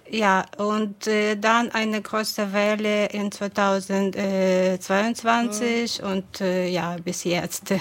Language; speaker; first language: German; non-native, fluent; Ukrainian